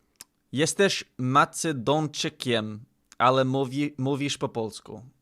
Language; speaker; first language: Polish; non-native, learner; English